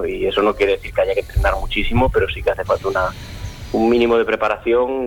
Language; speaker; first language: Spanish; native; Spanish